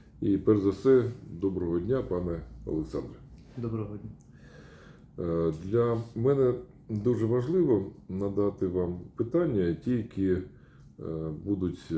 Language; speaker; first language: Ukrainian; native; Ukrainian